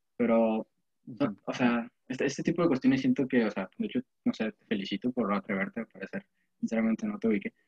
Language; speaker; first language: Spanish; native; Spanish